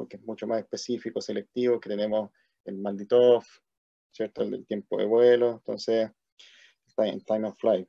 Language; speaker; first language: Spanish; native; Spanish